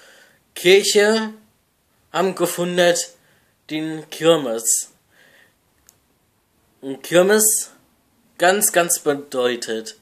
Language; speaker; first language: German; non-native, learner; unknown